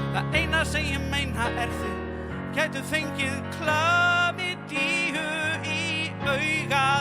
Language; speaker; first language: Icelandic; native; Icelandic